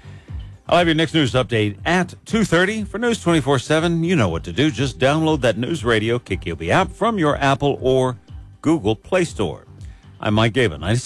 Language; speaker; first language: English; native; English